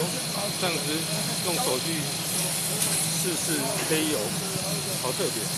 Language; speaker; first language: Chinese; native; Chinese